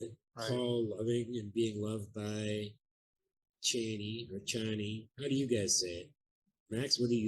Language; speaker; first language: English; native; English